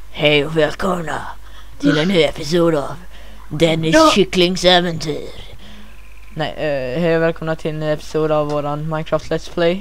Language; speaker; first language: Swedish; native; Swedish